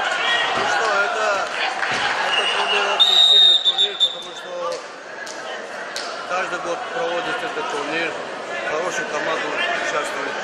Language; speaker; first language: Russian; non-native, local second language; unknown